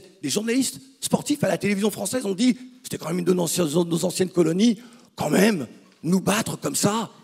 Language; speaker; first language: French; native; French